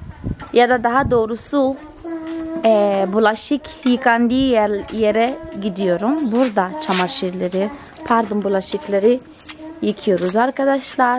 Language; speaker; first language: Turkish; non-native, fluent; Portuguese